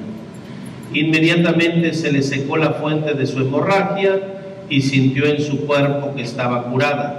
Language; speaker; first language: Spanish; native; Spanish